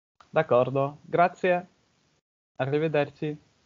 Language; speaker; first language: Italian; non-native, fluent; English